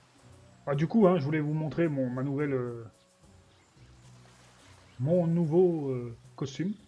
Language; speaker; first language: French; native; French